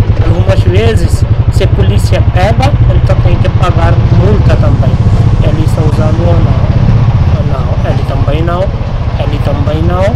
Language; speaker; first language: Portuguese; non-native, fluent; Hindi